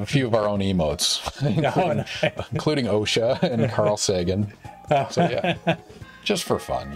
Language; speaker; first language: English; native; English